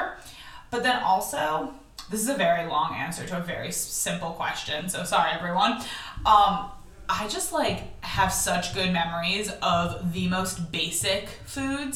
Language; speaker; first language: English; native; English